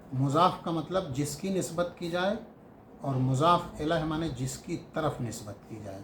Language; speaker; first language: Urdu; native; Urdu